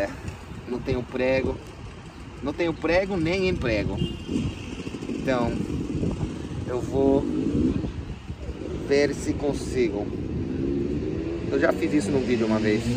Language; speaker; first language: Portuguese; non-native, fluent; English